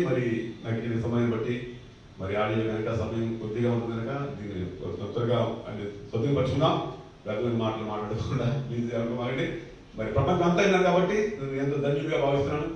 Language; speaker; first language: Telugu; native; Telugu